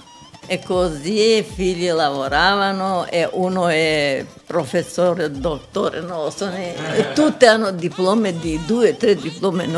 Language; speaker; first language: Italian; non-native, learner; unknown